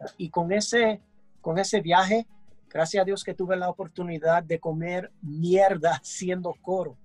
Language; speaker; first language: Spanish; early bilingual, heritage; English